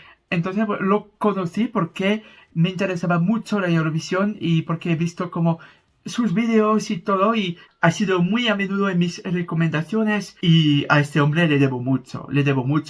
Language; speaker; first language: Spanish; non-native, fluent; French